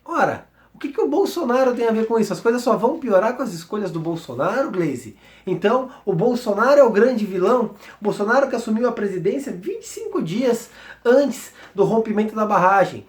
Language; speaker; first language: Portuguese; native; Portuguese